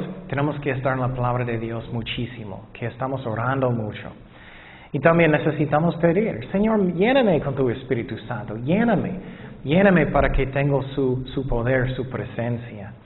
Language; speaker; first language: Spanish; non-native, fluent; English